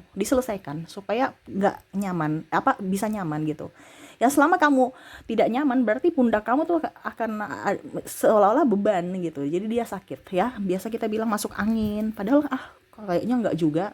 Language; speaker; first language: Indonesian; native; Indonesian